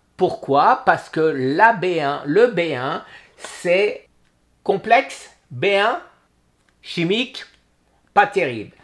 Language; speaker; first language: French; native; French